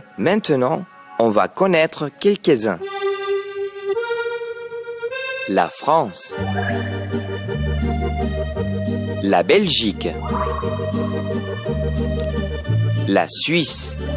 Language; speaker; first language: French; non-native, fluent; Spanish